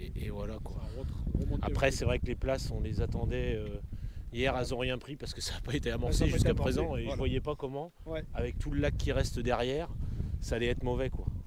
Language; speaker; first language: French; native; French